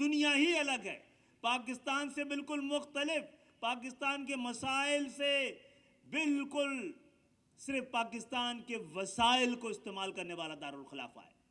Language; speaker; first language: Urdu; native; Urdu